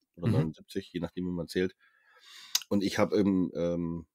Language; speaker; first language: German; native; German